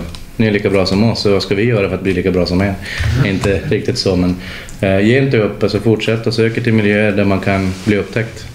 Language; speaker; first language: Swedish; native; Swedish